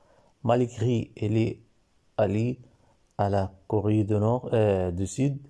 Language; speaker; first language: French; non-native, learner; Arabic